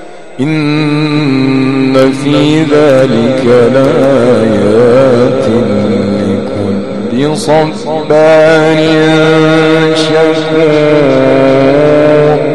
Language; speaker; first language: Arabic; native; Arabic